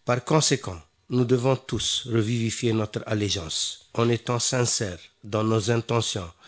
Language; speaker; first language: French; non-native, local second language; Wolof